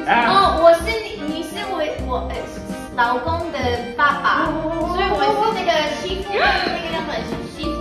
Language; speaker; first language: Chinese; non-native, fluent; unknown